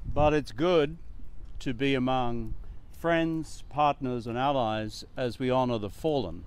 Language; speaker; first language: English; native; English